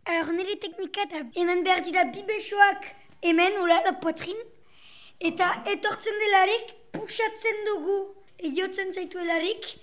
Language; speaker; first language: Basque; non-native, local second language; French